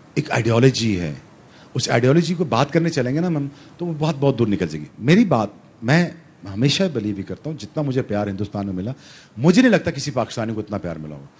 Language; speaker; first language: Urdu; non-native, local second language; Punjabi